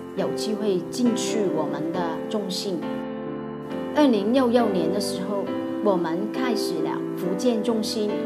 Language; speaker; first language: Chinese; non-native, local second language; Cantonese